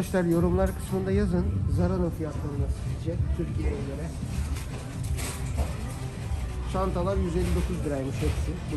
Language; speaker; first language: Turkish; native; Turkish